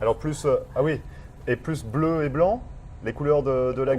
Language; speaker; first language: French; native; French